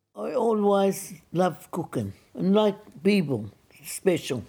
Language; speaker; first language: English; non-native, fluent; Arabic